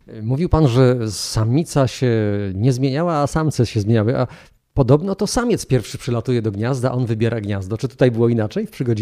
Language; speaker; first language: Polish; native; Polish